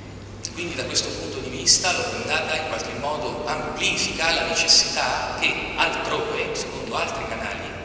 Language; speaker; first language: Italian; native; Italian